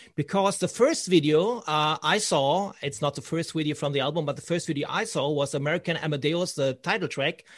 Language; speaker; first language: English; non-native, fluent; German